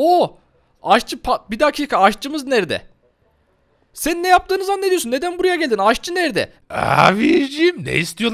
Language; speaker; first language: Turkish; native; Turkish